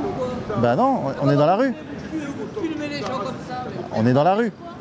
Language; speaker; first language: French; native; French